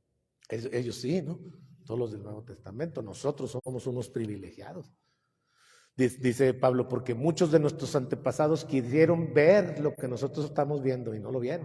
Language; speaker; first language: Spanish; native; Spanish